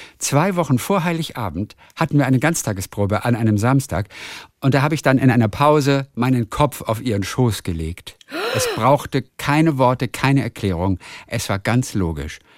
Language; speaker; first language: German; native; German